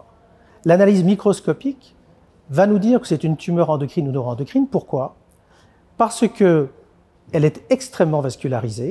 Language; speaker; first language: French; native; French